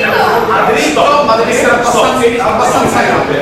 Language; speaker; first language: Italian; native; Italian